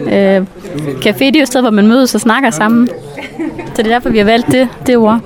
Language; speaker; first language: Danish; native; Danish